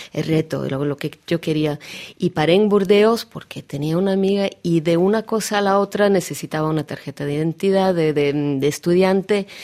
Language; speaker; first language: Spanish; non-native, fluent; Russian